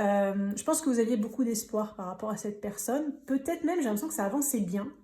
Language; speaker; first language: French; native; French